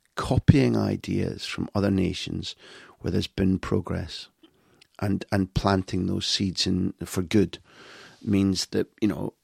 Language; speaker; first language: English; native; English